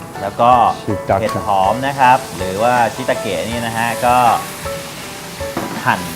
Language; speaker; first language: Thai; native; Thai